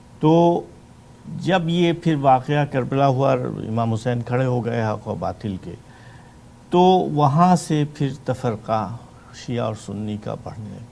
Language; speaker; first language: Urdu; native; Urdu